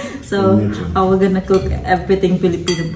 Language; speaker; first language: English; non-native, local second language; Filipino